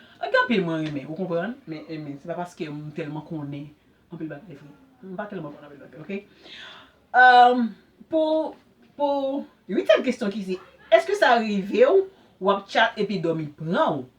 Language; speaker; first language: French; non-native, learner; Haitian Creole